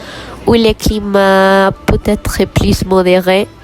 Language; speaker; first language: French; non-native, learner; Spanish